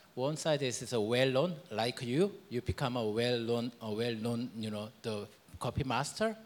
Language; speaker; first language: English; non-native, fluent; Korean